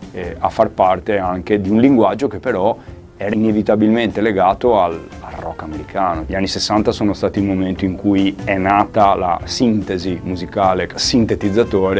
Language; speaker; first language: Italian; native; Italian